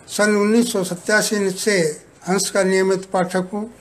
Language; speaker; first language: Hindi; native; Hindi